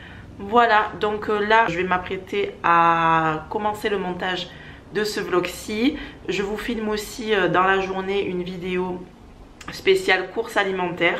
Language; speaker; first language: French; native; French